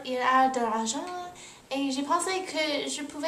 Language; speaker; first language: French; non-native, learner; English